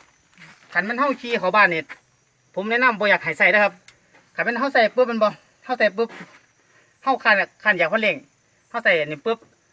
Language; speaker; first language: Thai; non-native, local second language; Northeastern Thai